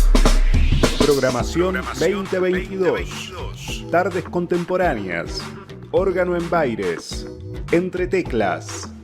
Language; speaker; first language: Spanish; native; Spanish